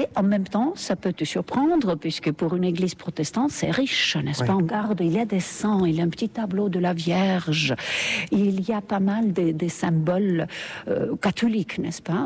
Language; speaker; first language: French; non-native, fluent; Estonian